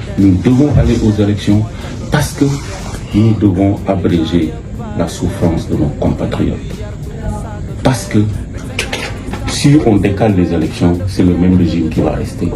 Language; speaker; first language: French; non-native, local second language; Wolof